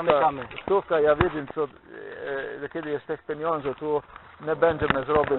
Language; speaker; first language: Polish; non-native, learner; Slovenian